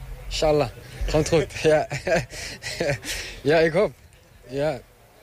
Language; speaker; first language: Dutch; non-native, learner; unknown